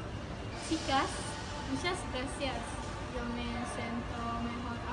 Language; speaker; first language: Spanish; non-native, learner; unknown